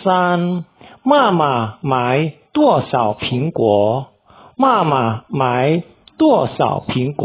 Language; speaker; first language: Chinese; non-native, fluent; Indonesian